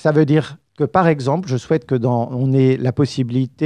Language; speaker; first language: French; native; French